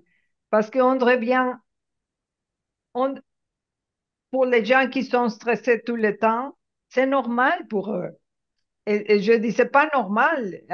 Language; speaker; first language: French; non-native, fluent; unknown